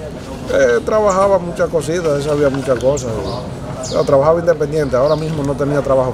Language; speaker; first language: Spanish; native; Spanish